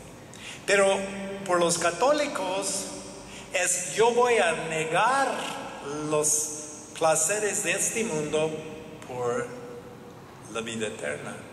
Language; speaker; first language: Spanish; non-native, learner; English